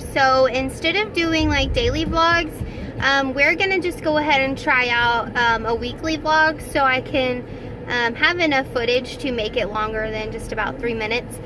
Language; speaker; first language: English; native; English